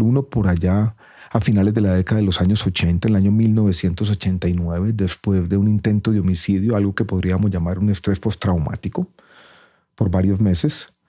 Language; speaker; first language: Spanish; native; Spanish